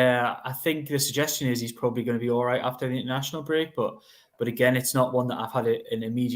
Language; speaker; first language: English; native; English